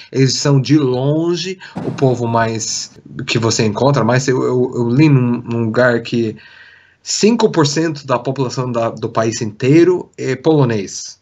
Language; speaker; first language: Portuguese; non-native, fluent; English